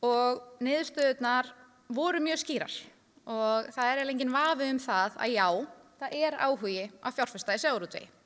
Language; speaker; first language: Icelandic; native; Icelandic